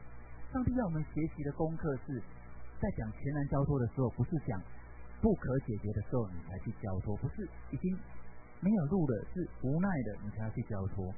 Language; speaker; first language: Chinese; native; Chinese